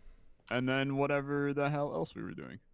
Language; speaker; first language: English; native; English